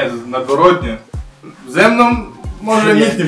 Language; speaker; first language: Polish; non-native, fluent; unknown